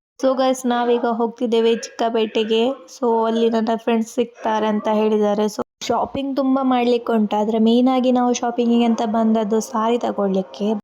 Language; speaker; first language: Kannada; non-native, local second language; Tulu